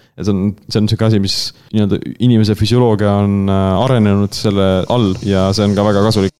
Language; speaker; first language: Estonian; native; Estonian